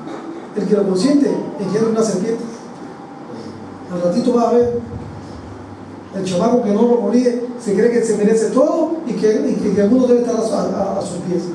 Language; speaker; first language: Spanish; native; Spanish